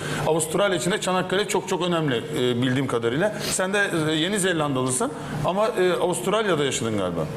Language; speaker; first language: Turkish; native; Turkish